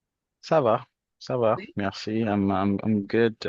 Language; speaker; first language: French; non-native, fluent; English